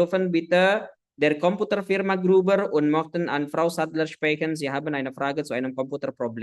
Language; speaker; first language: German; non-native, fluent; Indonesian